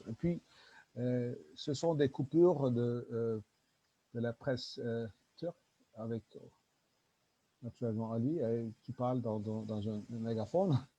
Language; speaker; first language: French; non-native, learner; Turkish